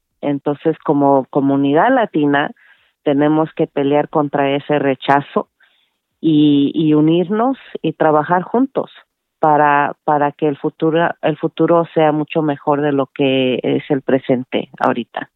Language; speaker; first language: Spanish; native; Spanish